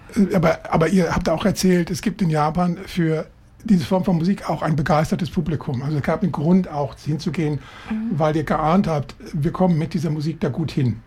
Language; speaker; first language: German; native; German